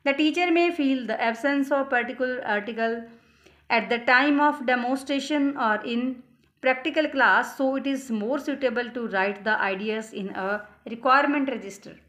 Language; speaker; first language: English; non-native, local second language; Punjabi